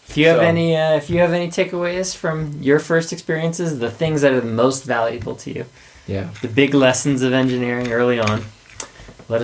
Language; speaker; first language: English; native; English